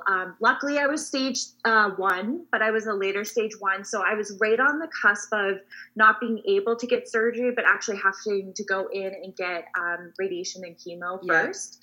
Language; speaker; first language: English; native; English